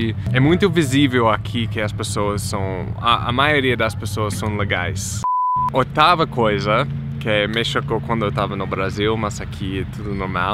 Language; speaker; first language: Portuguese; non-native, fluent; English